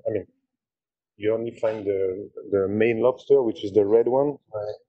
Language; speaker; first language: English; non-native, fluent; French